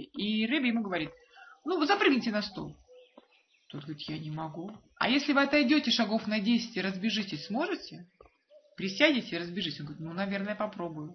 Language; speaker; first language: Russian; native; Russian